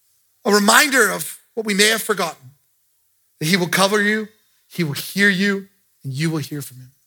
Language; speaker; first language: English; native; English